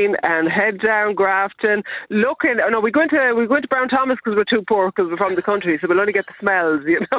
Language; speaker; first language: English; native; English